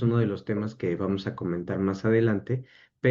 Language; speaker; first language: Spanish; native; Spanish